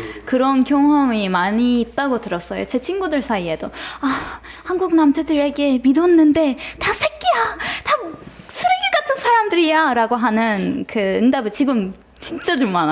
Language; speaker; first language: Korean; non-native, fluent; Turkish